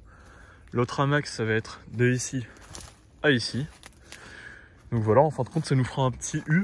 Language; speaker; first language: French; native; French